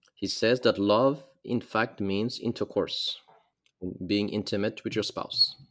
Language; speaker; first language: English; non-native, fluent; Arabic